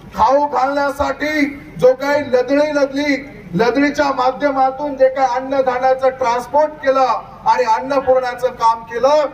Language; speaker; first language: Marathi; non-native, local second language; Lambadi